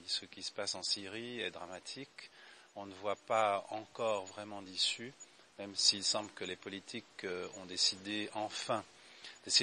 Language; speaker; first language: French; native; French